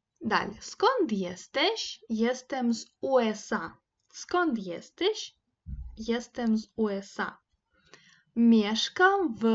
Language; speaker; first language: Polish; non-native, fluent; Ukrainian